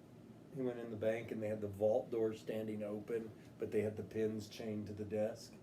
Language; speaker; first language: English; native; English